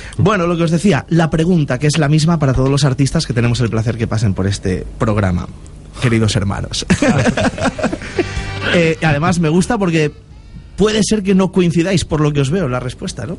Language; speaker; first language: Spanish; native; Spanish